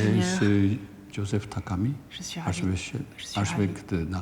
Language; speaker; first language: French; non-native, fluent; Japanese